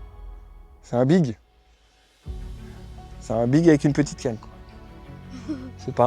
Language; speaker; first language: French; native; French